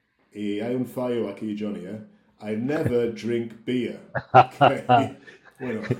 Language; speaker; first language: Spanish; native; Spanish